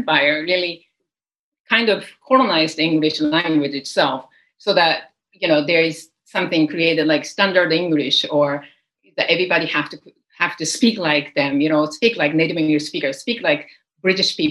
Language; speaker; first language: English; non-native, fluent; Japanese